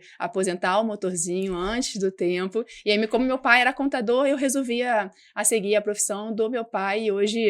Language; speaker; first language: Portuguese; native; Portuguese